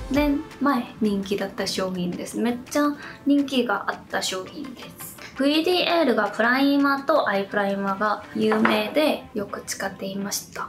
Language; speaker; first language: Japanese; non-native, fluent; Korean